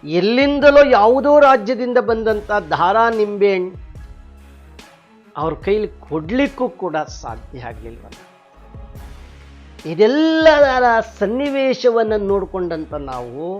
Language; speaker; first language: Kannada; native; Kannada